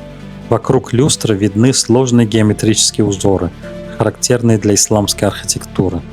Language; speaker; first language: Russian; native; Russian